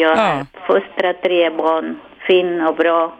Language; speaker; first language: Swedish; non-native, learner; Spanish